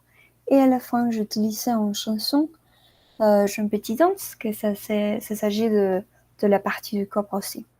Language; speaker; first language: French; non-native, learner; Spanish